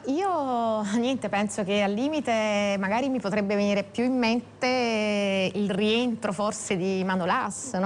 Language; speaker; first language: Italian; native; Italian